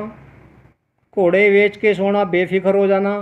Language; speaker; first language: Hindi; non-native, local second language; Punjabi